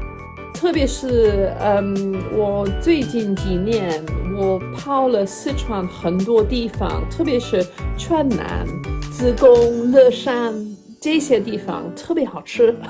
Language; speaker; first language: Chinese; non-native, fluent; English